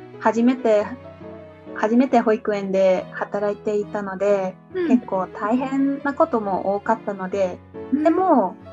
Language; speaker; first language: Japanese; non-native, fluent; English